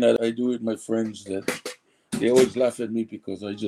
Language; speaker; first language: English; early bilingual, other home language; Samoan